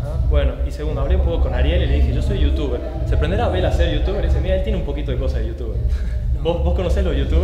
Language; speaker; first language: Spanish; native; Spanish